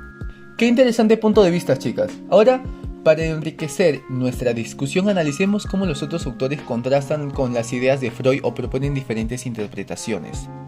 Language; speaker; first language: Spanish; native; Spanish